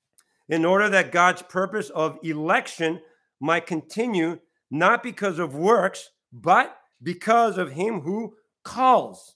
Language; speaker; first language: English; native; English